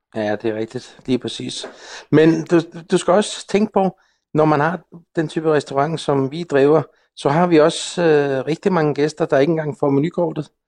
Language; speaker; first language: Danish; non-native, local second language; Faroese